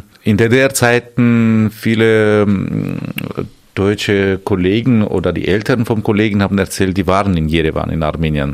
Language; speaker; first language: German; non-native, fluent; Armenian